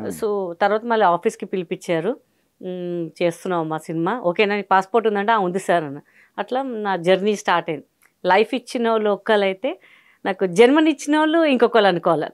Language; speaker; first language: Telugu; non-native, local second language; Hindi